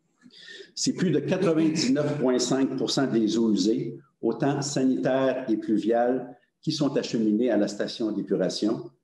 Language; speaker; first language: French; native; French